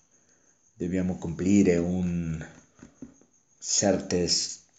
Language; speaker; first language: Italian; non-native, learner; Spanish